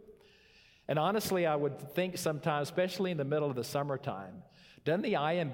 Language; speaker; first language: English; native; English